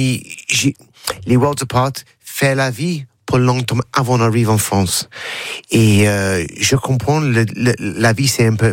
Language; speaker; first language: French; non-native, learner; English